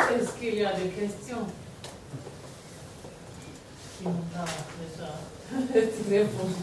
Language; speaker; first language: French; non-native, fluent; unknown